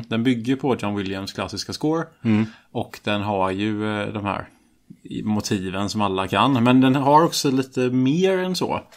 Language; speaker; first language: Swedish; native; Swedish